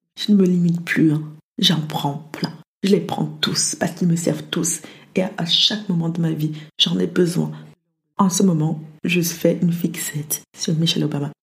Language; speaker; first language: French; early bilingual, other home language; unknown